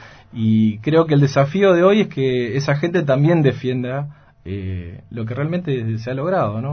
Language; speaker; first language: Spanish; native; Spanish